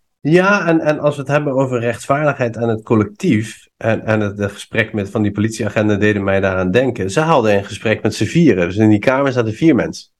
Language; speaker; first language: Dutch; non-native, fluent; Persian